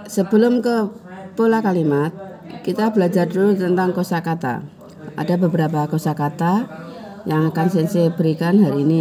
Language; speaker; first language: Indonesian; native; Indonesian